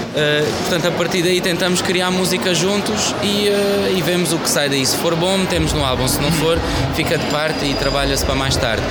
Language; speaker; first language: Portuguese; early bilingual, heritage; Portuguese